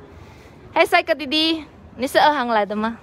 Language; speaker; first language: Chinese; non-native, learner; Javanese